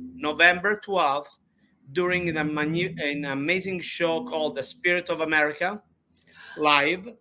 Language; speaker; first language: English; non-native, learner; Italian